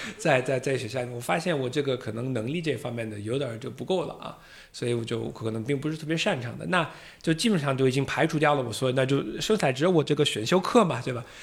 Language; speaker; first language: Chinese; non-native, fluent; English